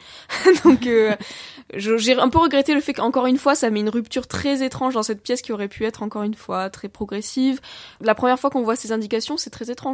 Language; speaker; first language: French; native; French